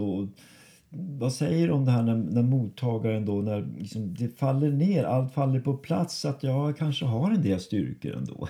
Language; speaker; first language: Swedish; native; Swedish